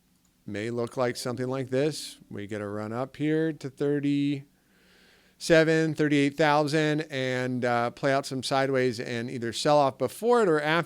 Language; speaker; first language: English; native; English